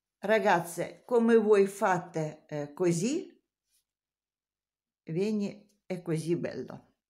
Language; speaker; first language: Italian; non-native, learner; Russian